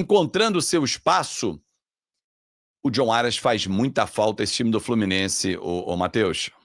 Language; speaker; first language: Portuguese; native; Portuguese